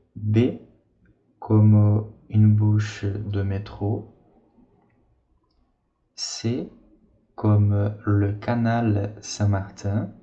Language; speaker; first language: French; non-native, fluent; Portuguese